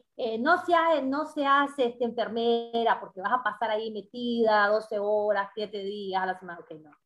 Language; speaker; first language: Spanish; native; Spanish